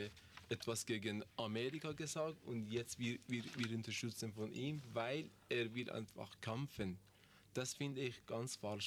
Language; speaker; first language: German; non-native, learner; Persian